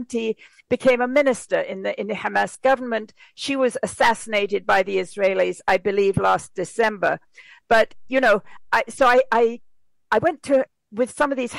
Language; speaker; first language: English; native; English